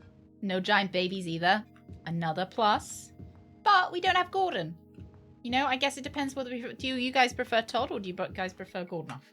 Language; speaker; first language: English; native; English